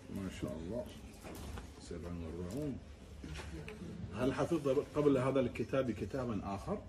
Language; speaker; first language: Arabic; native; Arabic